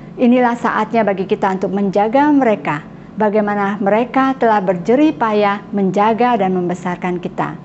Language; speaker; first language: Indonesian; non-native, local second language; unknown